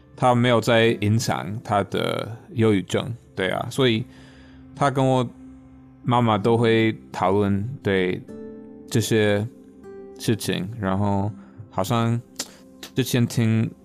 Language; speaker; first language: Chinese; non-native, fluent; English